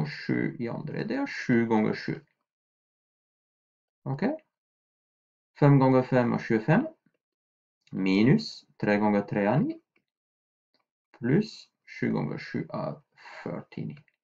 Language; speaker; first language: Norwegian; non-native, fluent; French